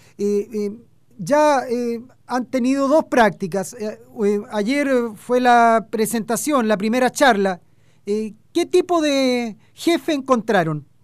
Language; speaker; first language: Spanish; native; Spanish